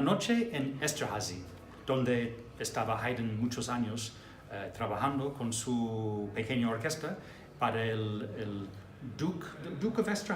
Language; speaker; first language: Spanish; non-native, fluent; English